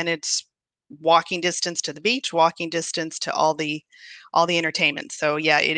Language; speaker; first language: English; native; English